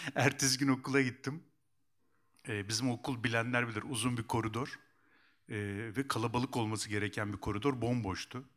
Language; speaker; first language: Turkish; native; Turkish